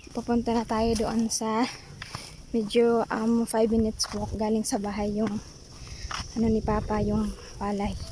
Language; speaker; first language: Filipino; non-native, local second language; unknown